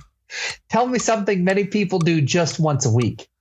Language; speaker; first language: English; native; English